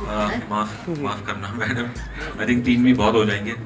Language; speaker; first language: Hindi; native; Hindi